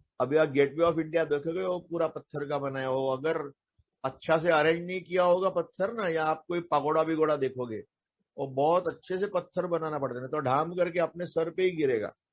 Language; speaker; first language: Hindi; non-native, local second language; Marathi